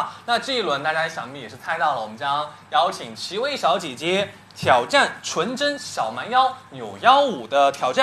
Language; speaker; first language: Chinese; native; Chinese